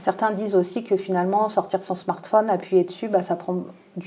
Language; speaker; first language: French; native; French